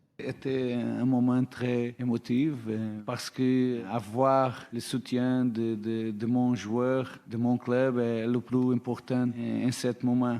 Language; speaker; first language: French; non-native, learner; Portuguese